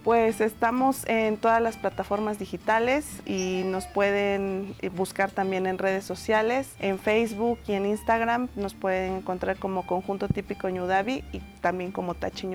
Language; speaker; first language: Spanish; native; Spanish